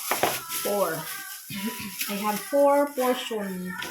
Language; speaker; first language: English; non-native, learner; Filipino